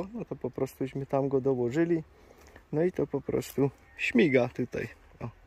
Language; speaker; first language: Polish; native; Polish